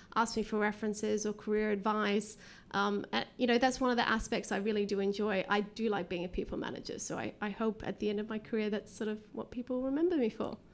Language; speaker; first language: English; native; English